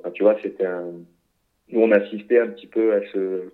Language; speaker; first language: French; native; French